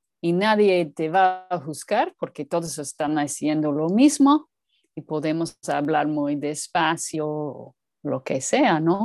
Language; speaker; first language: Spanish; non-native, learner; English